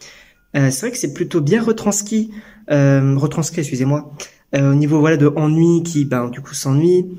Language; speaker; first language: French; native; French